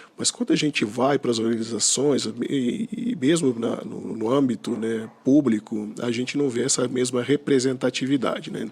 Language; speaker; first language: Portuguese; non-native, local second language; Kabuverdianu